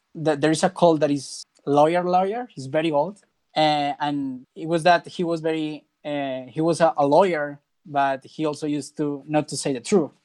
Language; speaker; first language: English; non-native, fluent; Spanish